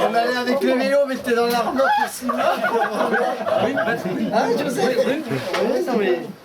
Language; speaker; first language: French; native; French